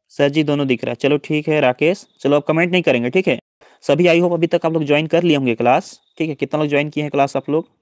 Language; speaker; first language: Hindi; native; Hindi